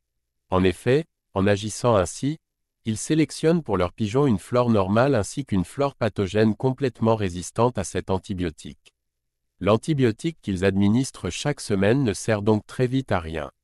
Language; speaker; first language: French; native; French